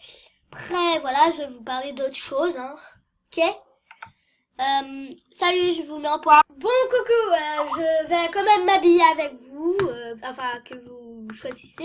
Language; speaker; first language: French; native; French